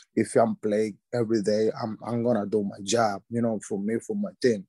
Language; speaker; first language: English; non-native, learner; Spanish